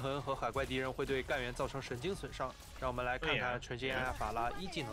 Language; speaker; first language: Chinese; native; Chinese